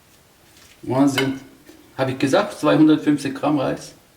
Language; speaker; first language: German; non-native, local second language; Turkish